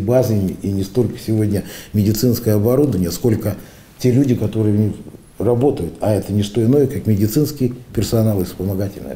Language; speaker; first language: Russian; native; Russian